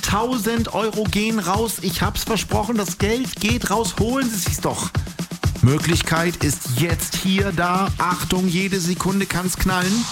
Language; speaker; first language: German; native; German